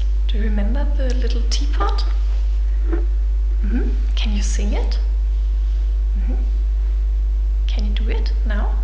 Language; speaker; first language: English; non-native, fluent; German